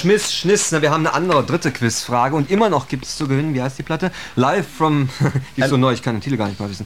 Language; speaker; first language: German; native; German